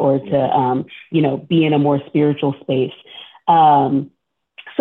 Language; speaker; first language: English; native; English